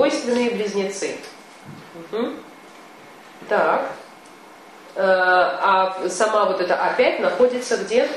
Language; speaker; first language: Russian; native; Russian